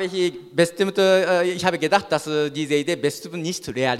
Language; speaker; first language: German; non-native, learner; Japanese